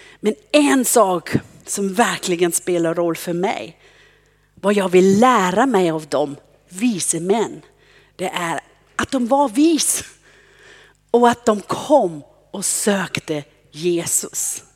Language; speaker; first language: Swedish; non-native, fluent; German